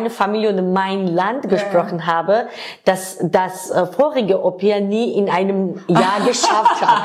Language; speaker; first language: German; non-native, fluent; Georgian